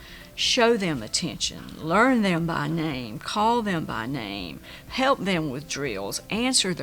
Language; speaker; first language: English; native; English